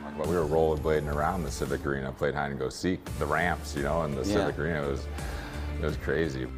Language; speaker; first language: English; native; English